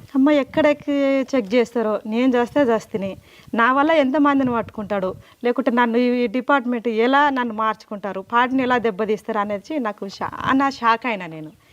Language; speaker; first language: Telugu; native; Telugu